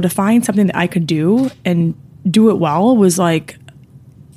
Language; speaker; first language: English; native; English